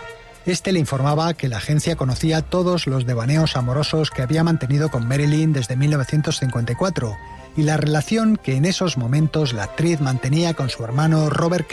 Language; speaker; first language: Spanish; native; Spanish